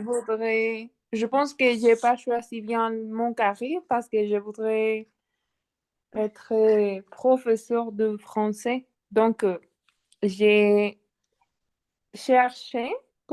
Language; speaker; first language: French; non-native, learner; Spanish